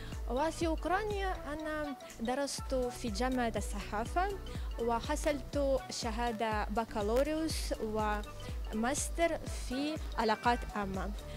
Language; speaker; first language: Arabic; non-native, fluent; Ukrainian